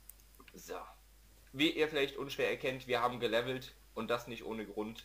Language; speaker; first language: German; native; German